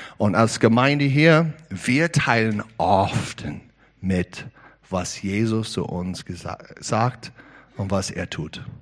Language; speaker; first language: German; non-native, learner; English